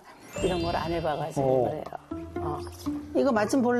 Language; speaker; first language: Korean; native; Korean